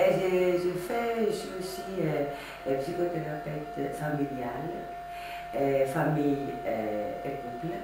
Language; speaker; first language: French; non-native, fluent; Greek